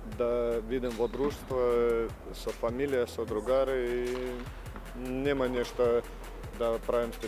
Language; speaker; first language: Macedonian; non-native, fluent; Russian